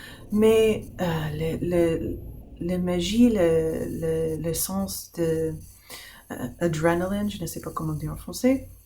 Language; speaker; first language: French; non-native, fluent; English